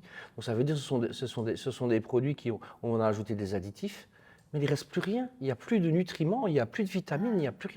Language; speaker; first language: French; native; French